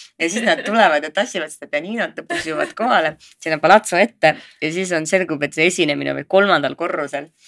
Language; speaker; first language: Estonian; native; Estonian